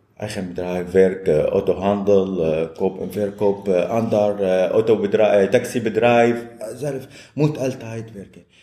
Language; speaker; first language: Dutch; non-native, learner; Arabic